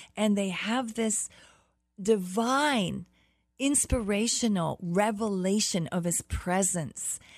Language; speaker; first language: English; early bilingual, other home language; German